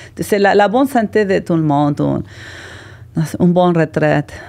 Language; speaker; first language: French; non-native, learner; Spanish